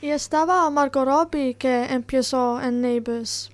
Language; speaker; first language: Spanish; non-native, learner; Italian